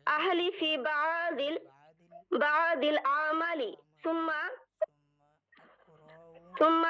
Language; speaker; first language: Arabic; non-native, learner; Bangla